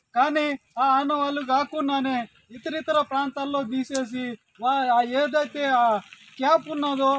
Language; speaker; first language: Telugu; non-native, local second language; Gondi